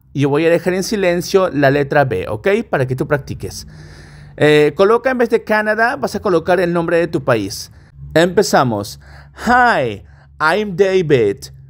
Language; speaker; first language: Spanish; native; Spanish